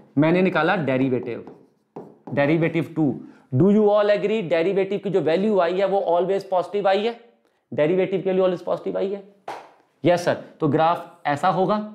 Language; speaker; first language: Hindi; native; Hindi